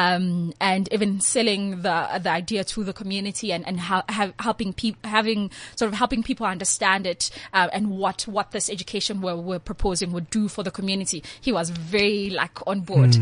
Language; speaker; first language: English; non-native, local second language; Swati